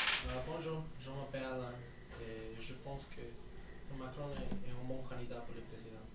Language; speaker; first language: French; non-native, learner; English